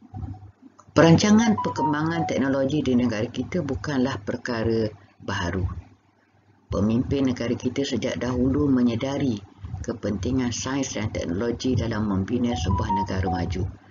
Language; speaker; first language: Malay; native; Malay